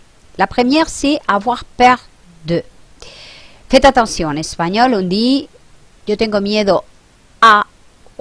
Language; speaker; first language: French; non-native, fluent; Spanish